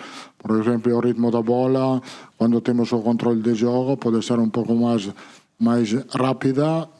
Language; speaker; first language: Spanish; non-native, fluent; Italian